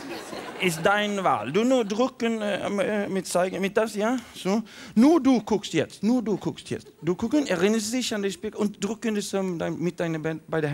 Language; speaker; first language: German; non-native, learner; Swedish